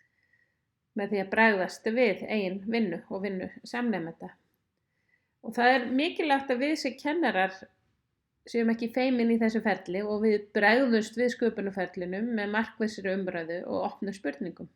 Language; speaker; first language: Icelandic; native; Icelandic